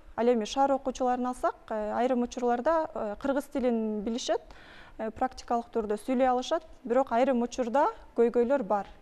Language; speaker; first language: Kyrgyz; native; Kyrgyz